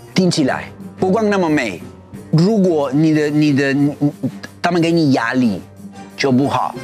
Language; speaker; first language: Chinese; non-native, learner; Spanish